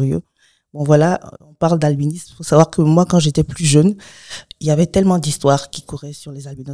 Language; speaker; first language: French; native; French